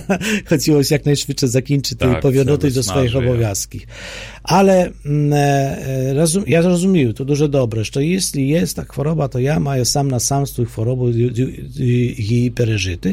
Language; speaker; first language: Polish; non-native, fluent; Ukrainian